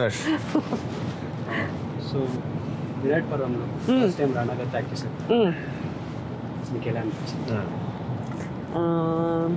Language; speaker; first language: Telugu; native; Telugu